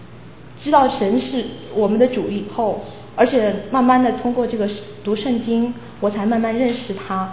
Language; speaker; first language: Chinese; native; Chinese